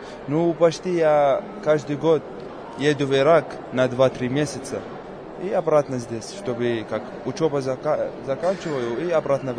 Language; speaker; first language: Russian; non-native, fluent; Arabic